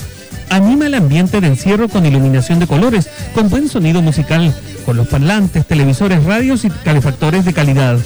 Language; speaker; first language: Spanish; native; Spanish